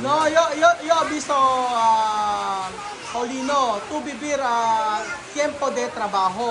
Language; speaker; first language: Spanish; non-native, learner; Filipino